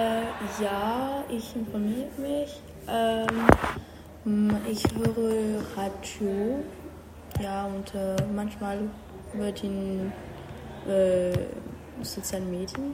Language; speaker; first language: German; non-native, learner; French